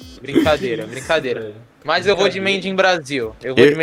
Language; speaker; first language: Portuguese; native; Portuguese